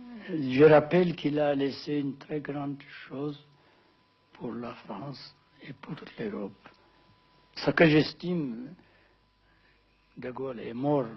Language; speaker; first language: French; non-native, fluent; Amharic